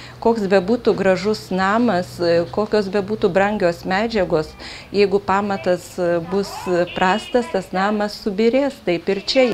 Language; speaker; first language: Lithuanian; native; Lithuanian